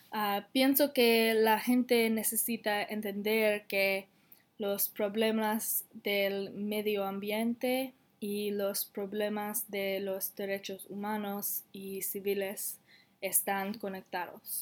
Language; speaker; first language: Spanish; non-native, learner; English